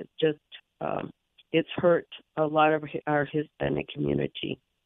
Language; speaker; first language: English; native; English